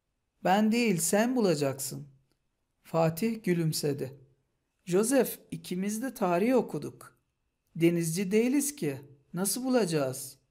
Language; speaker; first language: Turkish; non-native, fluent; Persian